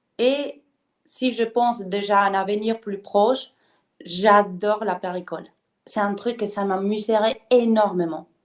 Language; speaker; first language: French; non-native, fluent; Spanish